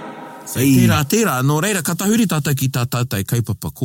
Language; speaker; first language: Māori; non-native, local second language; English